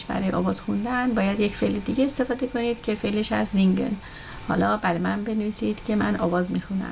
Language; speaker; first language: Persian; native; Persian